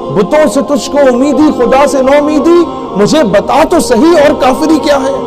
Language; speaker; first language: Urdu; non-native, local second language; Punjabi